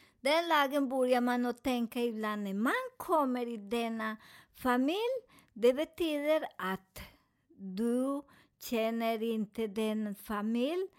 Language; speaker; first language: Swedish; non-native, learner; Spanish